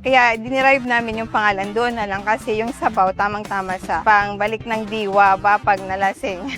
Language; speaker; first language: Filipino; non-native, local second language; Bikol